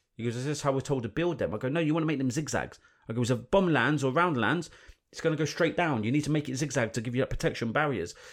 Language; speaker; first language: English; native; English